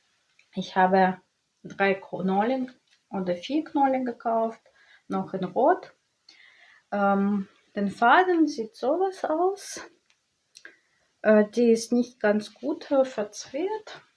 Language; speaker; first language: German; non-native, learner; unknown